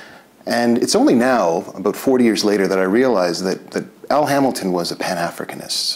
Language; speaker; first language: English; native; English